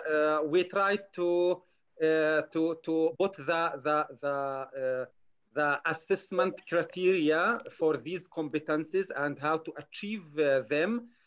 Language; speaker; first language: English; non-native, learner; Arabic